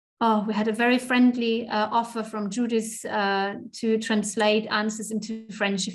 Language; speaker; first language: English; non-native, fluent; German